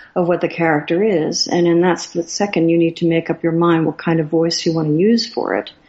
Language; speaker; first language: English; native; English